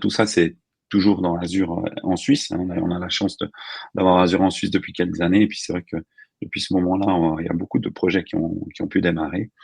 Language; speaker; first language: French; native; French